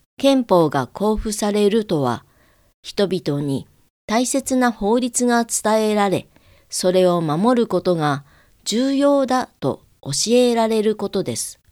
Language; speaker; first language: Japanese; native; Japanese